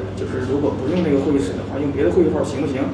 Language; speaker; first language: Chinese; native; Chinese